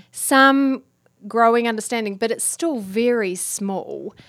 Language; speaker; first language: English; native; English